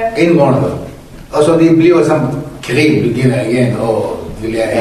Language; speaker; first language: Danish; non-native, learner; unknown